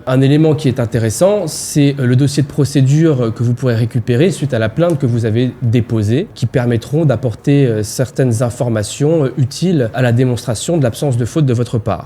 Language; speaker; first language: French; native; French